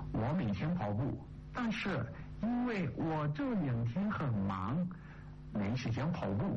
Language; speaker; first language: Chinese; non-native, learner; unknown